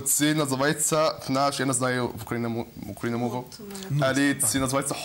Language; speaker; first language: Ukrainian; non-native, learner; Arabic